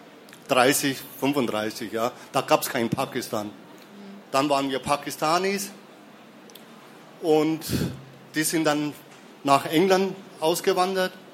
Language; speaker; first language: German; early bilingual, other home language; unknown